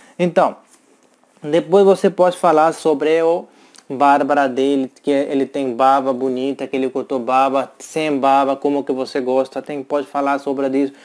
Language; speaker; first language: Portuguese; non-native, learner; Hindi